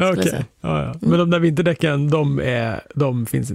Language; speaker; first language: Swedish; native; Swedish